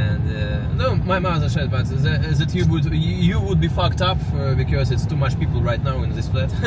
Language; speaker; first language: English; non-native, fluent; Russian